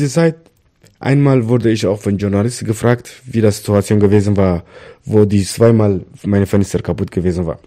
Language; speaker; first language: German; non-native, learner; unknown